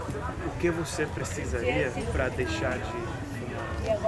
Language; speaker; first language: Portuguese; non-native, fluent; Spanish